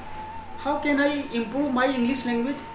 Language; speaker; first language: English; non-native, learner; Hindi